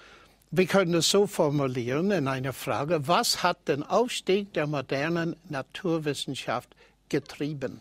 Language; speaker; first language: German; non-native, fluent; English